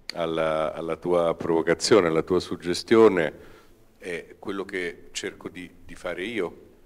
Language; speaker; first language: Italian; native; Italian